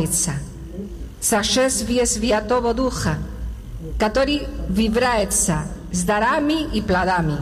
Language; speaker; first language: Russian; non-native, learner; Spanish